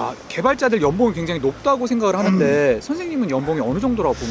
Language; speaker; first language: Korean; native; Korean